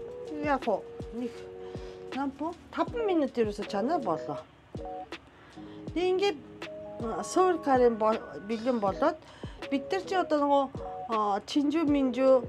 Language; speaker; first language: Mongolian; non-native, fluent; Japanese